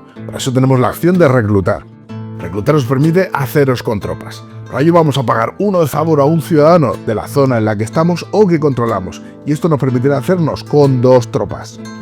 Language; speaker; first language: Spanish; native; Spanish